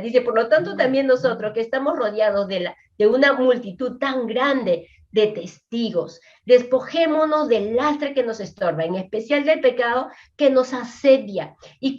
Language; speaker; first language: Spanish; native; Spanish